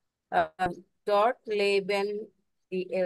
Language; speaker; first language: German; non-native, learner; Bangla